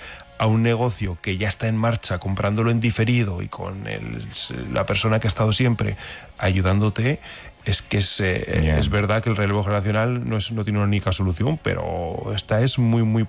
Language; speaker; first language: Spanish; native; Spanish